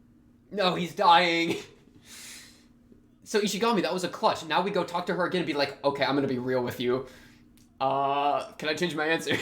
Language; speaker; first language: English; native; English